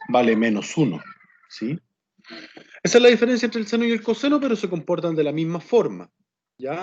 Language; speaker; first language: Spanish; native; Spanish